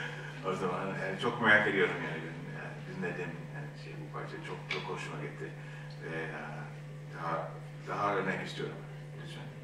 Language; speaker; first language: Turkish; non-native, learner; English